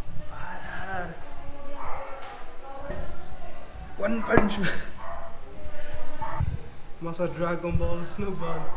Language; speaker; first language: Swedish; native; Swedish